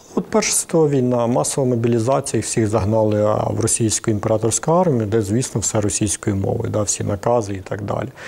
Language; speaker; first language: Ukrainian; native; Ukrainian